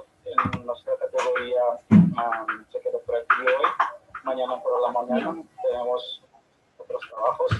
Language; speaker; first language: Spanish; non-native, fluent; Portuguese